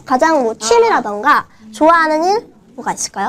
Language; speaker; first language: Korean; non-native, fluent; Chinese